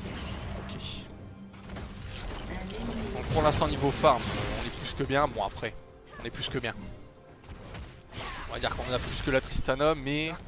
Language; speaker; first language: French; native; French